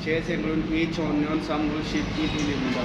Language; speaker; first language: Korean; non-native, learner; Urdu